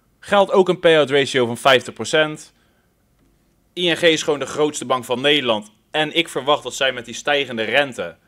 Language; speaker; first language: Dutch; native; Dutch